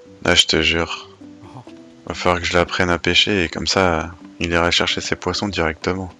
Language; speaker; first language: French; native; French